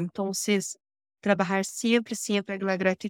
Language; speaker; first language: Spanish; non-native, learner; Portuguese